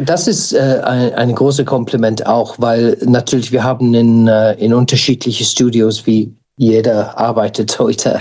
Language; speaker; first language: German; non-native, fluent; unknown